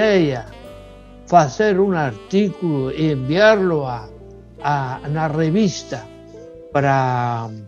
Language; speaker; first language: Portuguese; non-native, fluent; Spanish